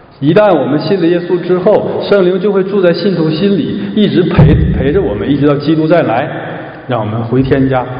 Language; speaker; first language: Chinese; native; Chinese